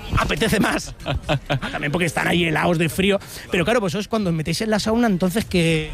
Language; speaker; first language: Spanish; native; Spanish